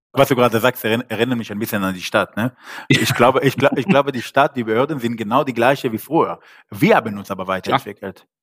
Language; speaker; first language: German; non-native, fluent; Hebrew